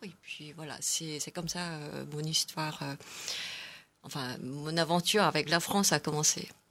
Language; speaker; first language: French; non-native, fluent; Korean